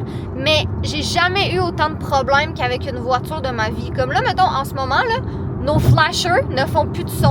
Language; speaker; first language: French; native; French